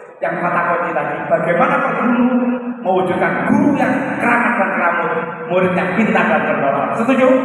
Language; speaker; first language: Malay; non-native, local second language; Javanese